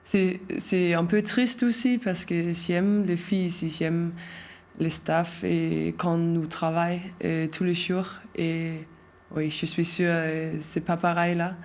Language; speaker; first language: French; non-native, learner; Danish